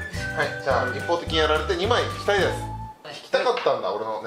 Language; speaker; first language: Japanese; native; Japanese